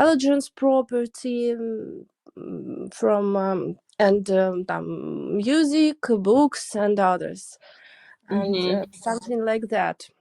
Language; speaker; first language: English; non-native, learner; Russian